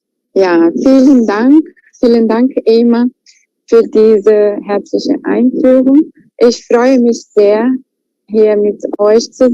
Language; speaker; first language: German; non-native, fluent; Portuguese